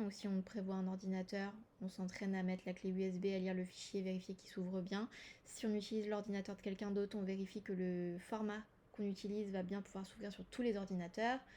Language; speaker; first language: French; native; French